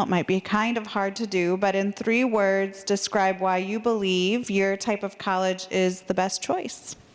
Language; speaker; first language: English; native; English